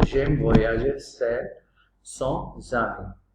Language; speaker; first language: French; non-native, fluent; Hindi